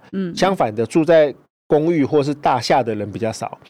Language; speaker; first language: Chinese; native; Chinese